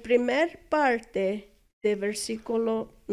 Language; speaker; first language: Spanish; non-native, fluent; English